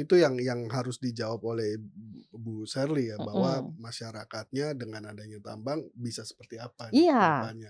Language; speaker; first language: Indonesian; native; Indonesian